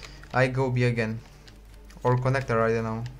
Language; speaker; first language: English; non-native, learner; Romanian